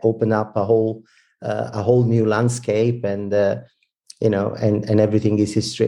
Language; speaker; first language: English; non-native, fluent; Italian